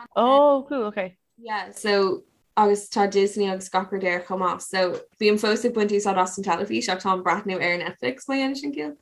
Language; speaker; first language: Irish; non-native, local second language; English